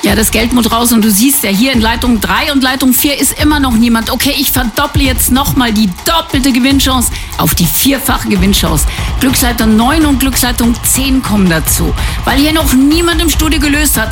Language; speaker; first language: German; native; German